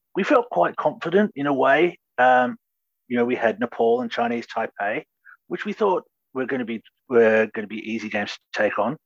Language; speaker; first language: English; native; English